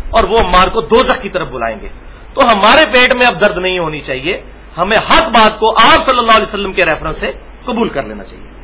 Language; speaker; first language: Urdu; non-native, local second language; Punjabi